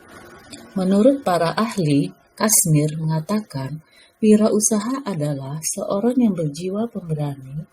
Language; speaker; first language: Indonesian; native; Indonesian